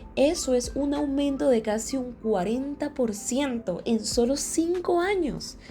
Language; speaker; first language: Spanish; native; Spanish